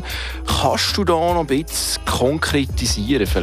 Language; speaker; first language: German; native; German